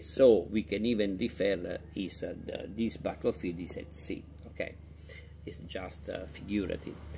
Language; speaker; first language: English; non-native, fluent; Italian